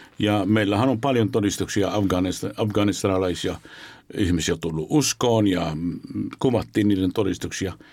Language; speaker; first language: Finnish; non-native, fluent; Arabic